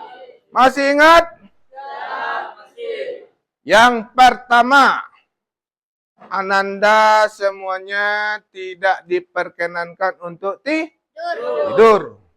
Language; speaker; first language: Indonesian; native; Indonesian